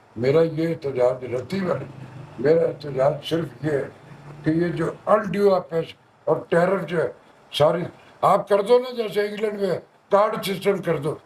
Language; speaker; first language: Urdu; non-native, local second language; Punjabi